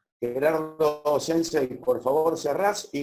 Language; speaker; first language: Spanish; native; Spanish